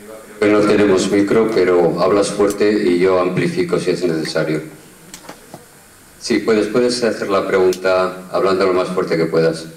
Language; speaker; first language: Spanish; native; Spanish